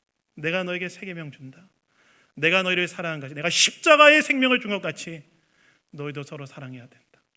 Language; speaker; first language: Korean; native; Korean